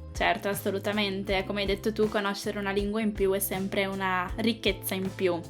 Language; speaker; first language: Italian; native; Italian